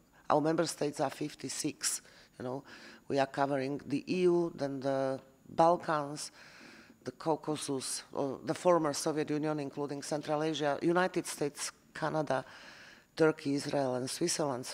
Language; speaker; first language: English; non-native, fluent; Slovak